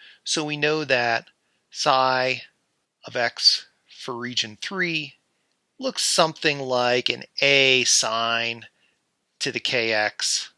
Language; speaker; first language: English; native; English